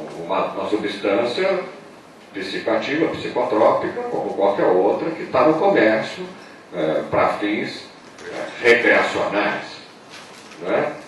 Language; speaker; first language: Portuguese; native; Portuguese